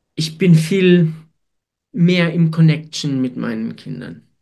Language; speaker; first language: German; non-native, fluent; Ukrainian